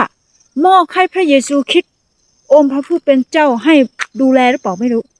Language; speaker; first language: Thai; non-native, fluent; Akha